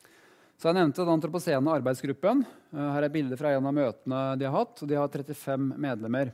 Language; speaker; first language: Norwegian; native; Norwegian